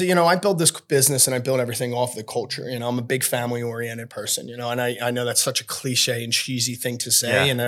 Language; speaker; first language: English; native; English